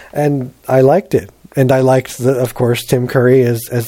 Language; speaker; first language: English; native; English